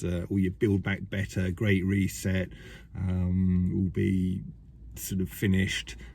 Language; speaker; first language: English; native; English